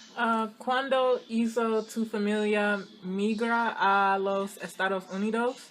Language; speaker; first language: Spanish; non-native, learner; English